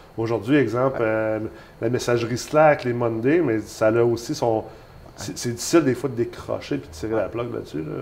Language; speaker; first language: French; native; French